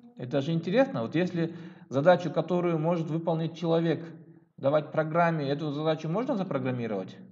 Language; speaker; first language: Russian; non-native, local second language; Kyrgyz